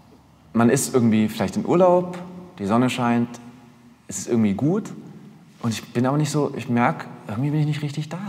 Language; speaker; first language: German; native; German